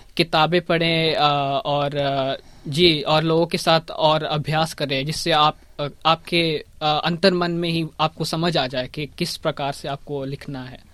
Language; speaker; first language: Hindi; early bilingual, heritage; Hindi